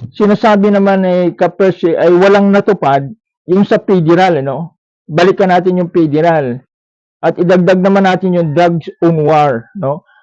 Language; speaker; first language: Filipino; non-native, local second language; Cebuano